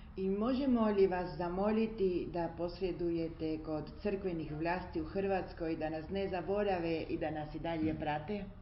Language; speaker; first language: Croatian; early bilingual, heritage; Croatian